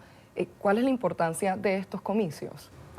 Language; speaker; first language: Spanish; native; Spanish